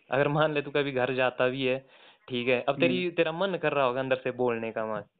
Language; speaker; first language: Hindi; native; Hindi